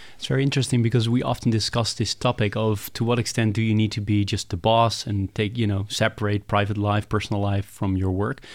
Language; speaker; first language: English; non-native, fluent; Dutch